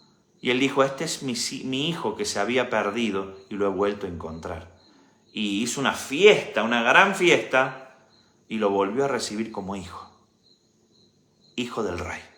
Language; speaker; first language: Spanish; native; Spanish